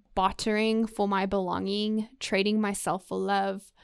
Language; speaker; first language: English; native; English